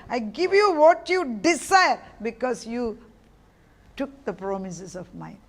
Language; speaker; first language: English; non-native, local second language; Malayalam